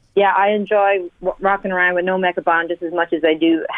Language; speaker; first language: English; native; English